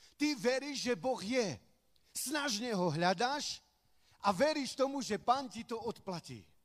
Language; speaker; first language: Slovak; non-native, local second language; Romany